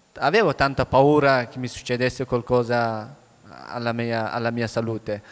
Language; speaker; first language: Italian; early bilingual, other home language; Persian